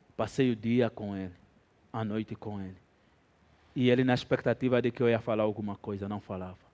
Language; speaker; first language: Portuguese; native; Portuguese